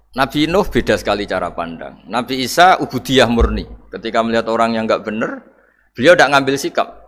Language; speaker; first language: Indonesian; non-native, local second language; Javanese